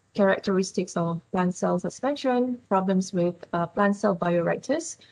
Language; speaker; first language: English; non-native, local second language; Malay